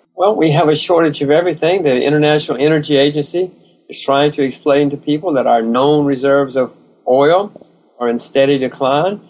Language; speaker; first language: English; native; English